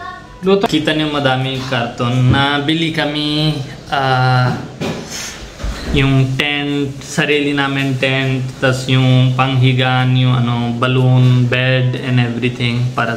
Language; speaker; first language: Filipino; non-native, learner; Punjabi